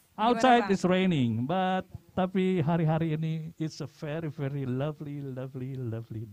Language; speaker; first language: English; non-native, fluent; Indonesian